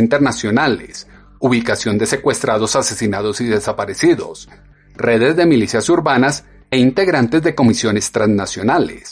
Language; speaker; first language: Spanish; native; Spanish